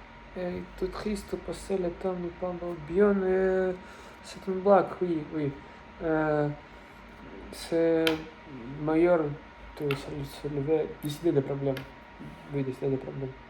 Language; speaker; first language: French; non-native, learner; Russian